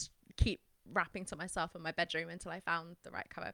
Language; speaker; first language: English; native; English